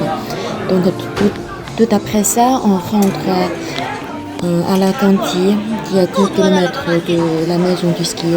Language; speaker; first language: French; non-native, fluent; Chinese